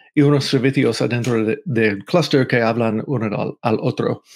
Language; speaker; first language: Spanish; non-native, fluent; English